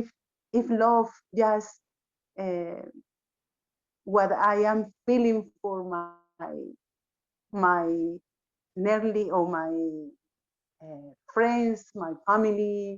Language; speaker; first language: English; non-native, learner; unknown